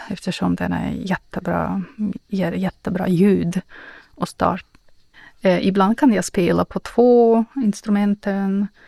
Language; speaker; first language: Swedish; non-native, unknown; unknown